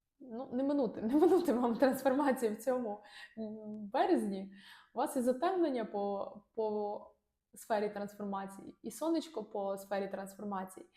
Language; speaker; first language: Ukrainian; non-native, local second language; Russian